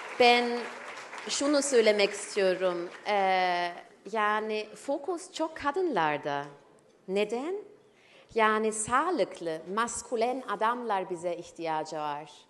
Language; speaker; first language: Turkish; early bilingual, heritage; German